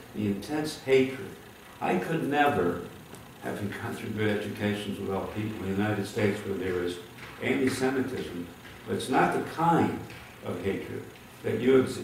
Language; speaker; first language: English; early bilingual, other home language; Hungarian